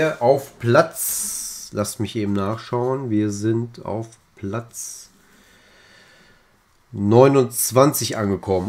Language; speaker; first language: German; native; German